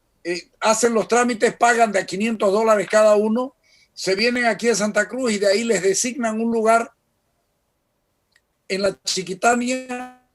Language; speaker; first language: Spanish; native; Spanish